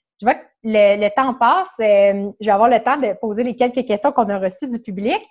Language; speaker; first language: French; native; French